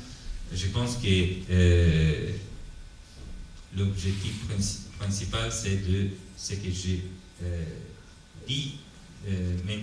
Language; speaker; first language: French; non-native, fluent; Italian